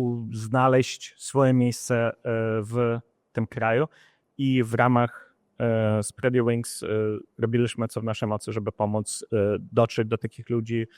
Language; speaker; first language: Polish; non-native, fluent; Ukrainian